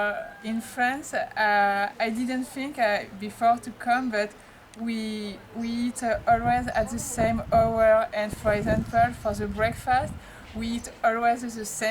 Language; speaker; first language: English; non-native, learner; French